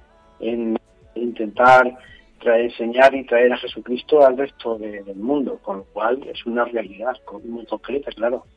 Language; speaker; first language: Spanish; native; Spanish